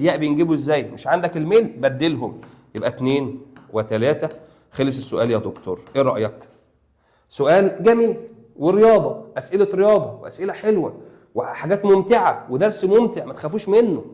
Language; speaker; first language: Arabic; native; Arabic